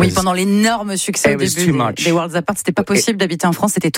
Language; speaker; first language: French; native; French